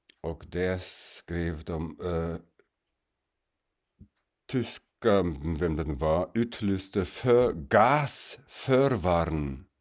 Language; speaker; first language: Swedish; non-native, fluent; German